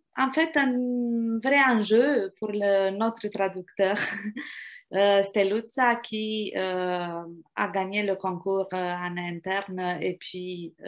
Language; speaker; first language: French; non-native, fluent; Romanian